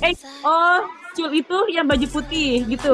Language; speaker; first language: Indonesian; native; Indonesian